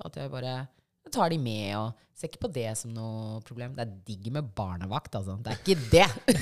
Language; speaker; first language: Norwegian; early bilingual, other home language; Shona